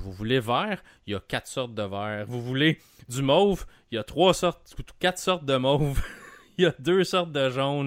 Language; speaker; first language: French; native; French